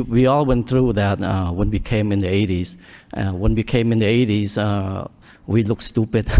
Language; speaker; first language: English; early bilingual, other home language; Khmer